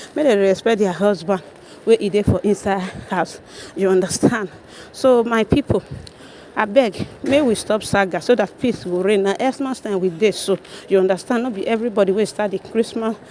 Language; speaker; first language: Nigerian Pidgin; native; Nigerian Pidgin